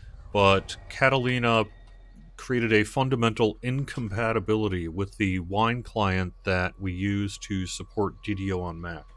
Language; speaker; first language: English; native; English